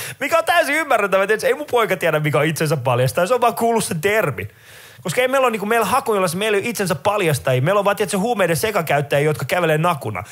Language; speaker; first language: Finnish; early bilingual, other home language; Persian